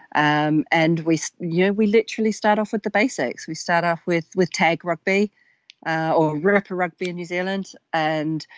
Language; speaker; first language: English; native; English